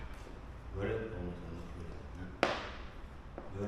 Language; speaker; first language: Turkish; native; Turkish